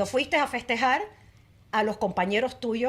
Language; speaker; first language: Spanish; native; Spanish